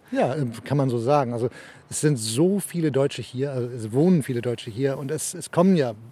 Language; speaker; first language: German; early bilingual, heritage; German